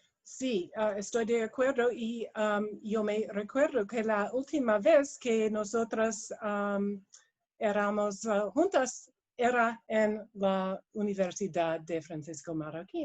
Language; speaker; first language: Spanish; non-native, learner; English